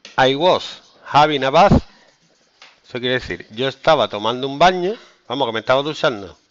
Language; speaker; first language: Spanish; native; Spanish